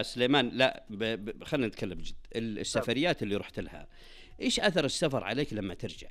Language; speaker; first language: Arabic; native; Arabic